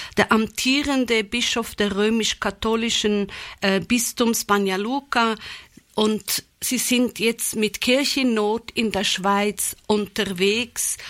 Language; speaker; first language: German; native; German